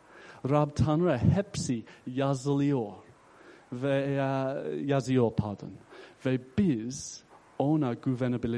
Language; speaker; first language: Turkish; non-native, fluent; English